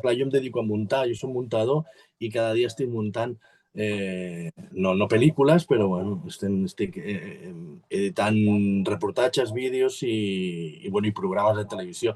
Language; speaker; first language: Catalan; native; Catalan